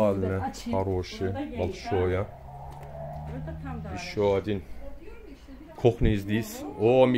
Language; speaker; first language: Russian; non-native, learner; Turkish